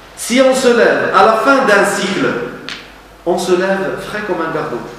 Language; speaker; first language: French; non-native, local second language; Arabic